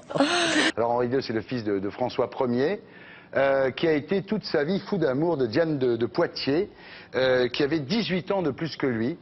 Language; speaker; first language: French; native; French